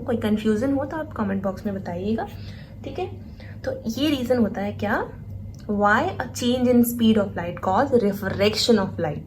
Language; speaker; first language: Hindi; native; Hindi